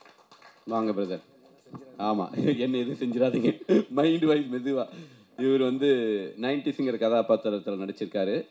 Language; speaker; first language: Tamil; native; Tamil